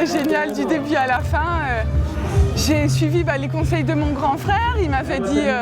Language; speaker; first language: French; native; French